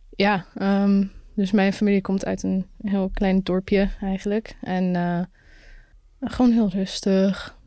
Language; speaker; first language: Dutch; early bilingual, other home language; Arabic